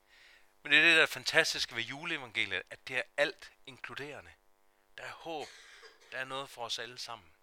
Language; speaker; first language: Danish; native; Danish